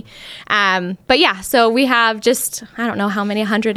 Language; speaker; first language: English; native; English